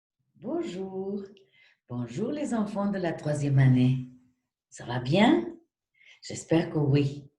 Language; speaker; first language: French; non-native, fluent; Spanish